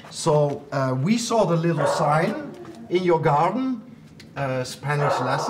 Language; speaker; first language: English; non-native, fluent; Dutch